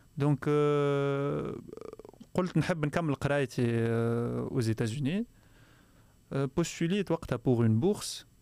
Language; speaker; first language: French; non-native, local second language; Arabic